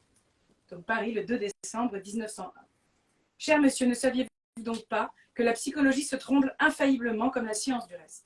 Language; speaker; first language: French; native; French